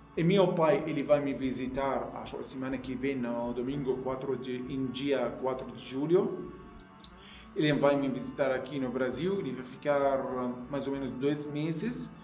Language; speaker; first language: Portuguese; non-native, learner; Arabic